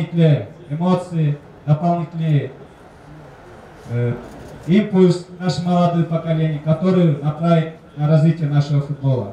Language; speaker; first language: Russian; non-native, local second language; Kyrgyz